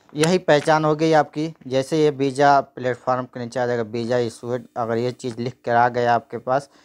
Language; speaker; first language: Hindi; native; Hindi